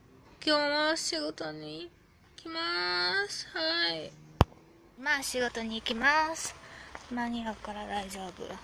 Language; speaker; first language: Japanese; non-native, fluent; German